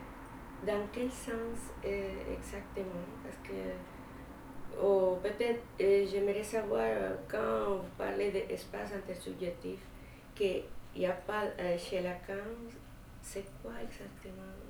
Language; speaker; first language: French; non-native, fluent; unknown